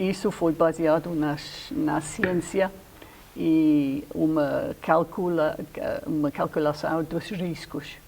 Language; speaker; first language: Portuguese; non-native, fluent; English